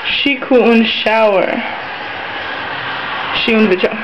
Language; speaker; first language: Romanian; early bilingual, heritage; Romanian